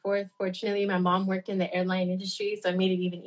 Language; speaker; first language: English; native; English